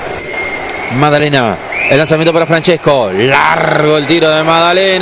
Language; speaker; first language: Spanish; native; Spanish